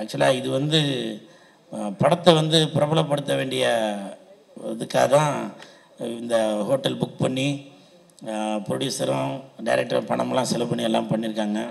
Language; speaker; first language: Tamil; native; Tamil